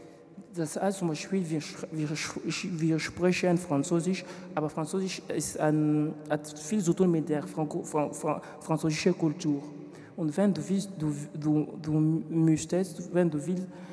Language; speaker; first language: German; non-native, learner; French